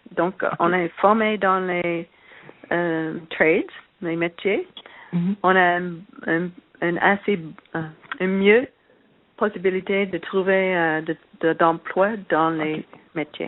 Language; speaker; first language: French; non-native, learner; English